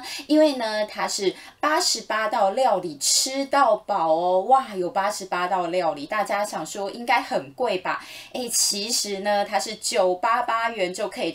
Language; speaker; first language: Chinese; native; Chinese